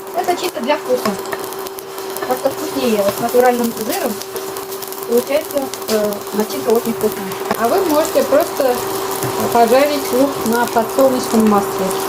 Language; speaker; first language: Russian; non-native, local second language; Bashkir